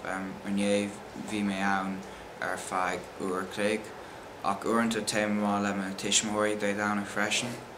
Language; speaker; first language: Irish; non-native, local second language; English